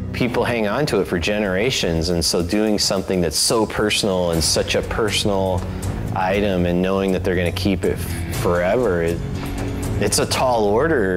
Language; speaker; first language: English; native; English